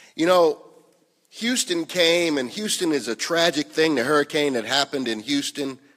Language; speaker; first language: English; native; English